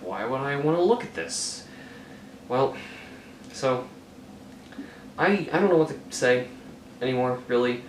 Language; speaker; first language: English; native; English